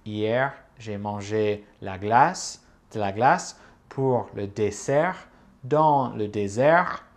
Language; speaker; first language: French; non-native, fluent; English